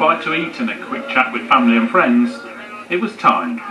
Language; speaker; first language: English; native; English